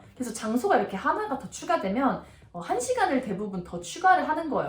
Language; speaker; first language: Korean; native; Korean